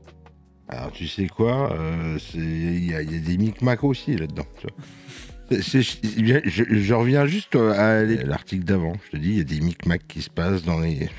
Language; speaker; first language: French; native; French